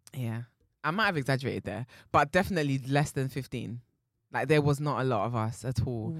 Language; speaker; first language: English; native; English